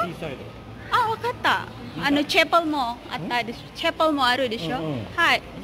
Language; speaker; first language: Japanese; non-native, learner; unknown